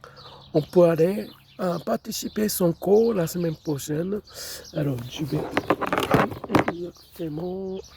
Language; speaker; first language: French; non-native, fluent; Japanese